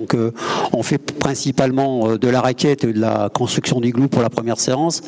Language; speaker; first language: French; native; French